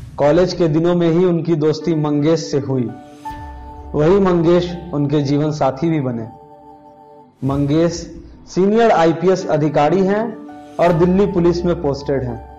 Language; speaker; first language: Hindi; native; Hindi